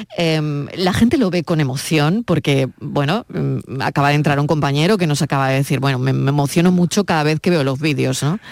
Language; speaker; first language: Spanish; native; Spanish